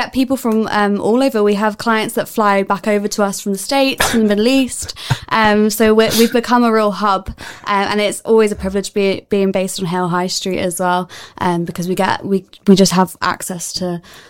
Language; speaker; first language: English; native; English